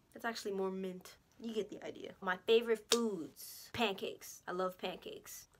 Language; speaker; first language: English; native; English